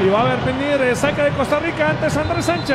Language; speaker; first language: Spanish; native; Spanish